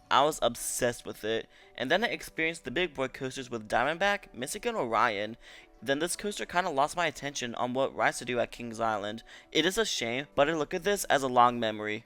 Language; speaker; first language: English; native; English